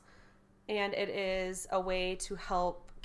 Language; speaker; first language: English; native; English